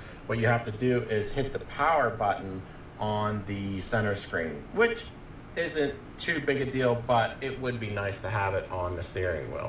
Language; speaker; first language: English; native; English